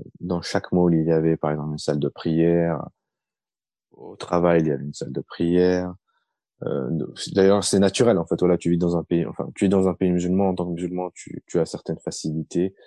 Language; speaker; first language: French; early bilingual, other home language; Arabic